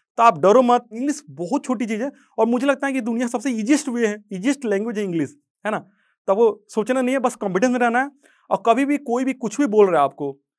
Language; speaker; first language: Hindi; native; Hindi